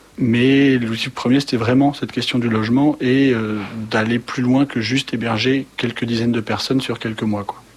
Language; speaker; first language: French; native; French